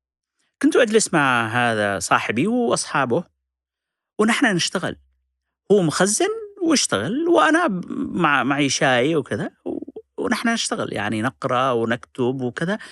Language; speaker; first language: Arabic; non-native, fluent; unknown